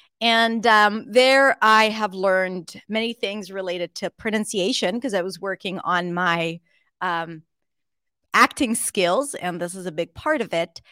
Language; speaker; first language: English; non-native, fluent; Hebrew